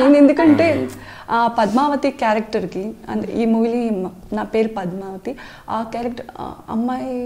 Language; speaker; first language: Telugu; non-native, learner; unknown